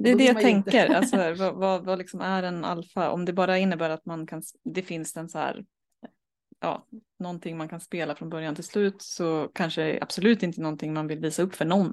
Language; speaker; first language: Swedish; native; Swedish